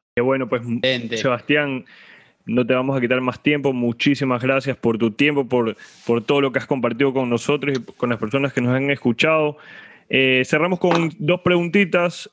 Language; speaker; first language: Spanish; native; Spanish